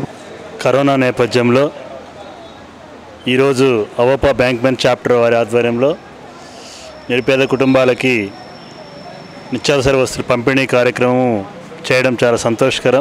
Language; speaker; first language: Telugu; native; Telugu